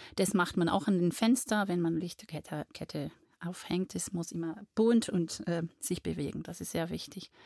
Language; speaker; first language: German; non-native, fluent; Portuguese